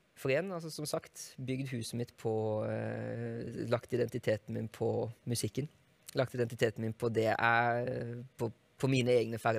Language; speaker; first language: Norwegian; native; Norwegian